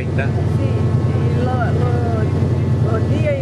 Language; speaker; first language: Spanish; non-native, learner; Portuguese